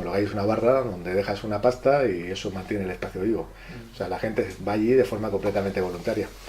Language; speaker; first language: Spanish; native; Spanish